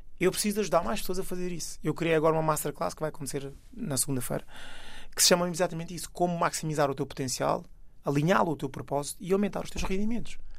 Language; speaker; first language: Portuguese; early bilingual, other home language; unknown